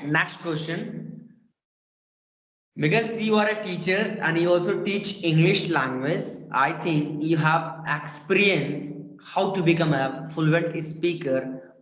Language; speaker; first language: English; non-native, learner; Bhojpuri